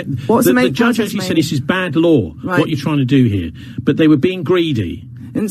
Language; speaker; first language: English; native; English